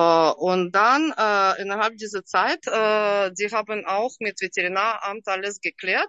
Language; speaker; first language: German; non-native, learner; Russian